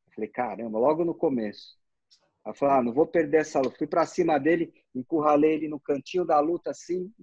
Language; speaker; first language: Portuguese; native; Portuguese